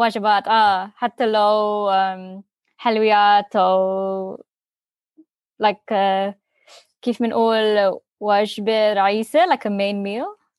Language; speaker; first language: Arabic; non-native, learner; English